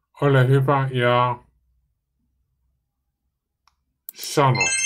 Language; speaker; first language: Finnish; non-native, learner; Dutch